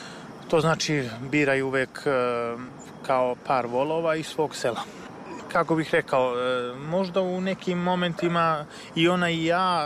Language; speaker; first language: Serbian; native; Serbian